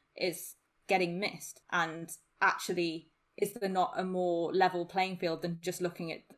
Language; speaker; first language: English; native; English